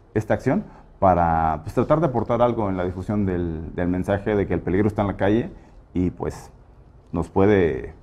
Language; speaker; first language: Spanish; native; Spanish